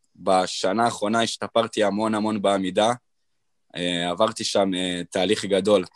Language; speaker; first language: Hebrew; native; Hebrew